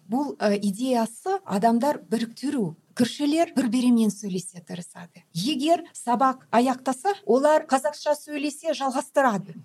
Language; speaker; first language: Kazakh; non-native, local second language; Russian